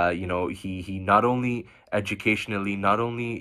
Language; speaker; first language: English; non-native, local second language; Bangla